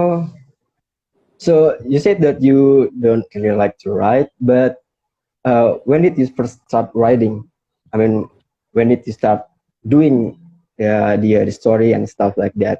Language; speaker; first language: English; non-native, fluent; Indonesian